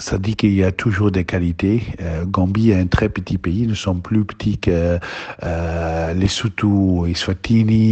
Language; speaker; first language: French; non-native, learner; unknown